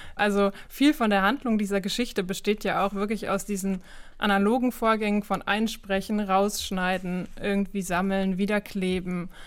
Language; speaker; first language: German; native; German